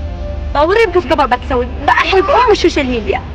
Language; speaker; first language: Arabic; native; Arabic